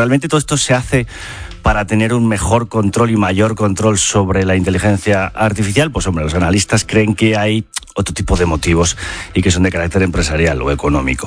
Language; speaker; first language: Spanish; native; Spanish